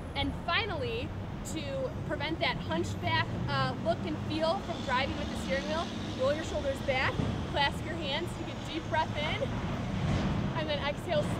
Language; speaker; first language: English; native; English